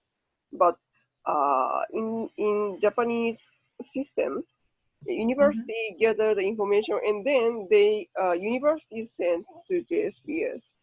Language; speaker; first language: English; non-native, learner; Japanese